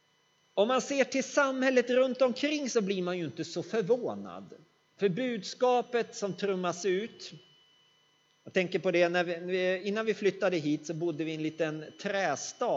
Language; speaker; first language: Swedish; native; Swedish